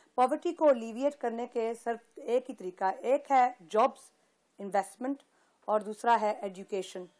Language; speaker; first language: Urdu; early bilingual, heritage; Urdu